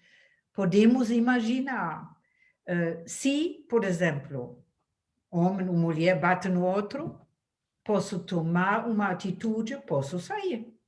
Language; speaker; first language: Portuguese; non-native, fluent; German